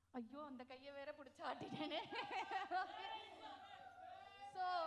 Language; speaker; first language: Tamil; native; Tamil